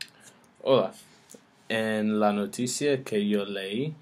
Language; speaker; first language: Spanish; non-native, learner; English